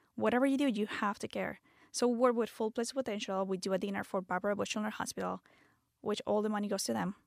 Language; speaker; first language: English; non-native, fluent; Spanish